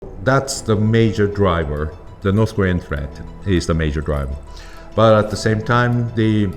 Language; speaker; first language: English; non-native, fluent; Japanese